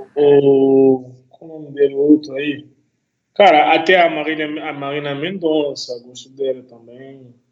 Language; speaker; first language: Portuguese; non-native, fluent; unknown